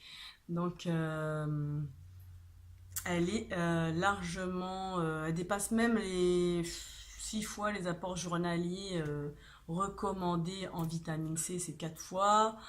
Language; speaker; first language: French; native; French